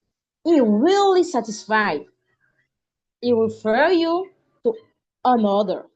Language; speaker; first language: English; non-native, learner; French